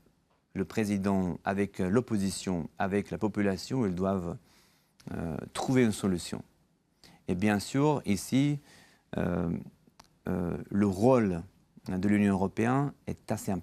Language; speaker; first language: French; non-native, fluent; Georgian